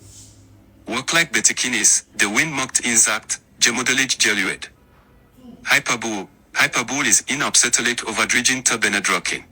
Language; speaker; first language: Dutch; non-native, learner; English